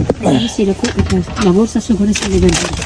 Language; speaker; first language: Spanish; non-native, learner; Arabic